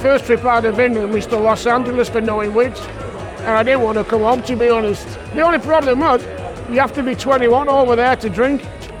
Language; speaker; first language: English; native; English